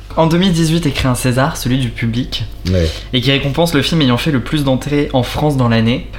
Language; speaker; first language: French; native; French